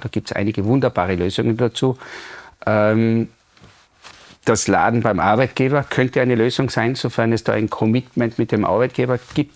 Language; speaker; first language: German; native; German